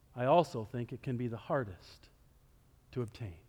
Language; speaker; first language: English; native; English